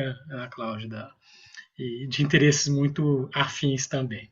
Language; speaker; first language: Portuguese; native; Portuguese